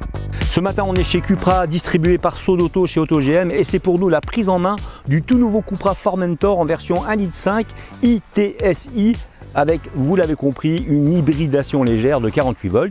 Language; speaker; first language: French; native; French